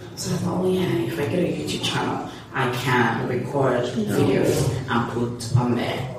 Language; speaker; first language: English; non-native, local second language; Yoruba